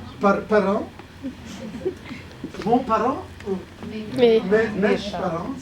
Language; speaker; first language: French; early bilingual, other home language; Arabic